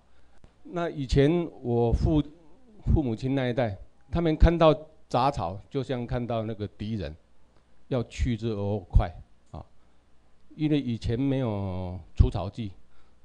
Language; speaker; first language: Chinese; non-native, local second language; Min Nan Chinese